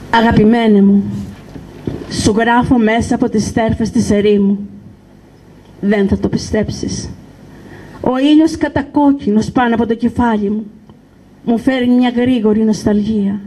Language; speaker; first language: Greek; native; Greek